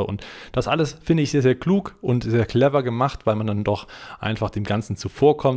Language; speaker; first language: German; native; German